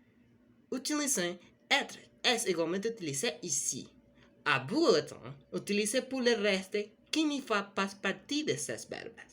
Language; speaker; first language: French; non-native, learner; Spanish